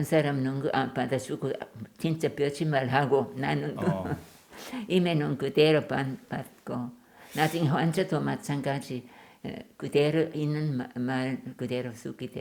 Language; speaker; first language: Korean; non-native, learner; German